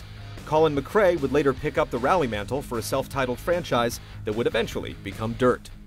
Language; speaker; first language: English; native; English